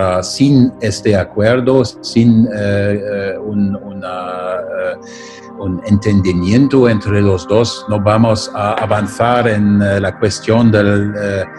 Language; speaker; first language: Spanish; non-native, fluent; German